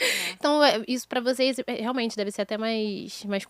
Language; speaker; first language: Portuguese; native; Portuguese